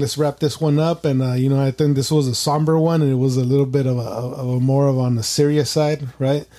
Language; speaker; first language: English; early bilingual, other home language; Spanish